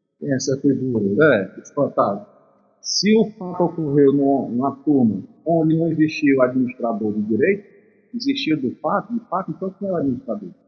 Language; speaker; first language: Portuguese; native; Portuguese